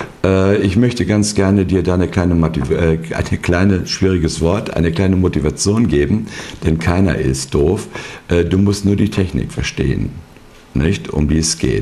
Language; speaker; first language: German; native; German